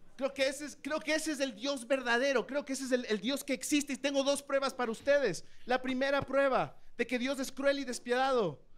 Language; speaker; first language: Spanish; native; Spanish